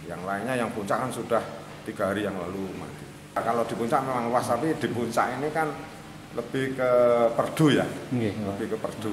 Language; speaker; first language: Indonesian; native; Indonesian